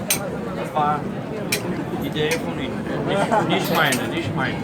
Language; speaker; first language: German; non-native, fluent; Polish